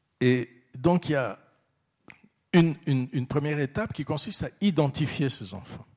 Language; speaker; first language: French; early bilingual, other home language; Turkish